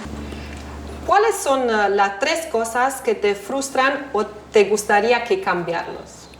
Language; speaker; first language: Spanish; non-native, fluent; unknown